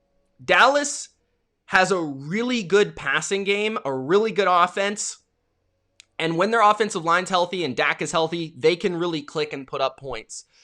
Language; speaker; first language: English; native; English